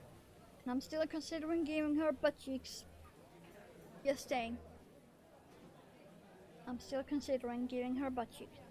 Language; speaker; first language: English; non-native, fluent; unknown